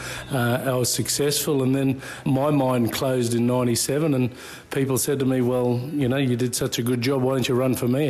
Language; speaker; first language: English; native; English